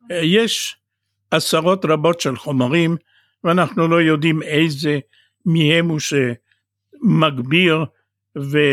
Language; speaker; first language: Hebrew; non-native, fluent; Bulgarian